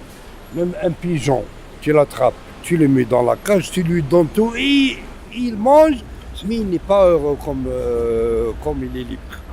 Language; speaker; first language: French; non-native, local second language; Arabic